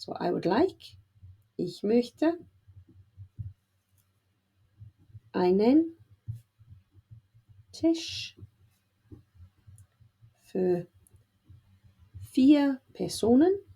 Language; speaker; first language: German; non-native, fluent; English